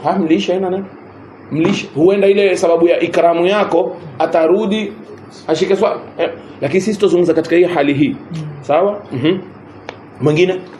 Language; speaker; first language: Swahili; native; Swahili